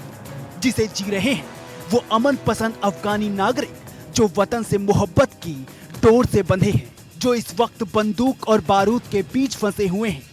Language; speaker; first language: Hindi; native; Hindi